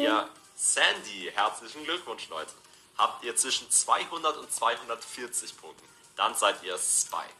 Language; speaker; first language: German; native; German